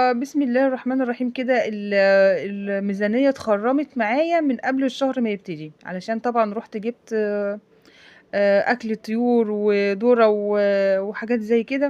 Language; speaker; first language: Arabic; native; Arabic